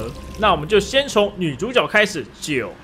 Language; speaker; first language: Chinese; native; Chinese